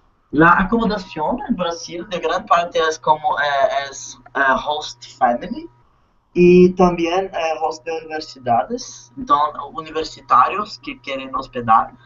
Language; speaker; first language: Spanish; non-native, learner; Portuguese